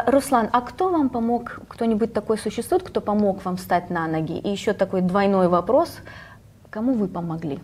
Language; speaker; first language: Russian; native; Russian